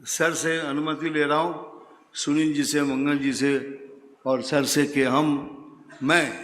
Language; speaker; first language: Hindi; non-native, local second language; Bangla